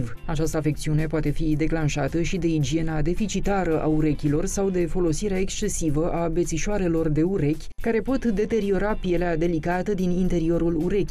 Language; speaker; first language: Romanian; native; Romanian